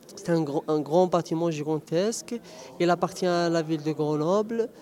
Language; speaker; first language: French; non-native, local second language; Arabic